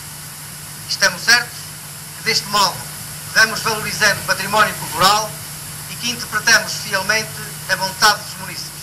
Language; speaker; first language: Portuguese; native; Portuguese